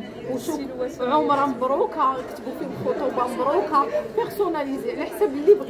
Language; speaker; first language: Arabic; native; Arabic